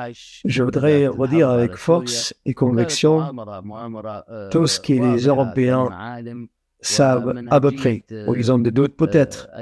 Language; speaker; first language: French; non-native, fluent; Arabic